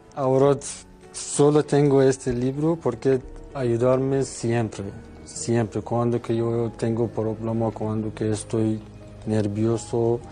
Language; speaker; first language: Spanish; non-native, learner; Persian